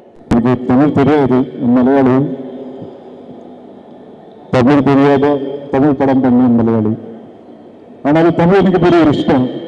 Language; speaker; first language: Tamil; non-native, learner; Malayalam